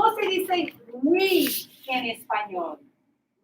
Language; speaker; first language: Spanish; non-native, fluent; English